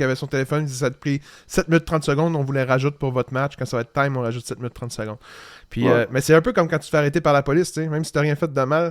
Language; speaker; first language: French; native; French